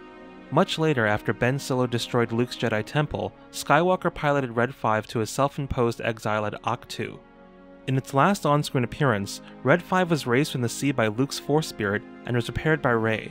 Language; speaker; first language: English; native; English